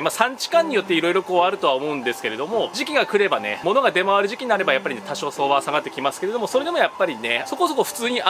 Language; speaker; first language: Japanese; native; Japanese